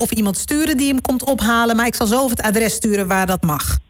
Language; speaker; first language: Dutch; native; Dutch